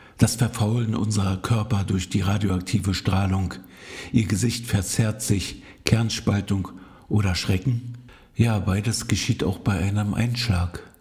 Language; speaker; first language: German; native; German